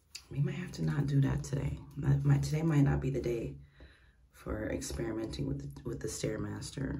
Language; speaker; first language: English; native; English